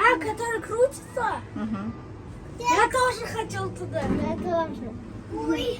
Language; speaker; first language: Russian; early bilingual, other home language; Tajik